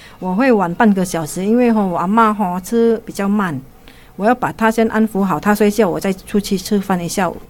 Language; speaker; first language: Chinese; non-native, fluent; Indonesian